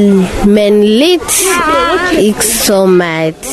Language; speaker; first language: Danish; non-native, local second language; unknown